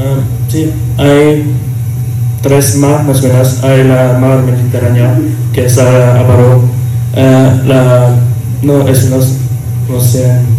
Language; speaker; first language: Spanish; non-native, learner; French